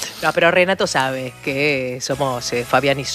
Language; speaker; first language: Spanish; native; Spanish